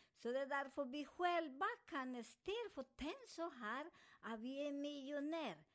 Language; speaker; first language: Swedish; non-native, fluent; Spanish